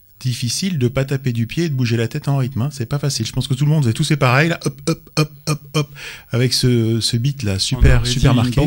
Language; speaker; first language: French; native; French